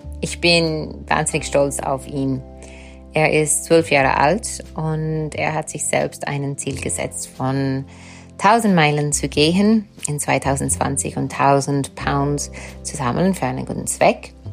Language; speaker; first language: German; non-native, fluent; English